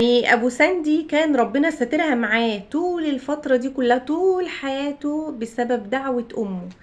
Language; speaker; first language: Arabic; native; Arabic